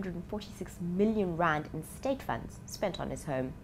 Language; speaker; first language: English; native; English